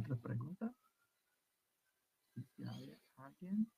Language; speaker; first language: Spanish; non-native, fluent; Portuguese